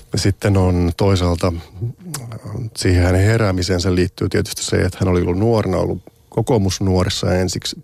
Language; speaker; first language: Finnish; native; Finnish